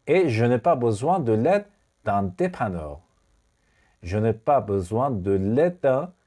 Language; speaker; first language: French; non-native, fluent; Persian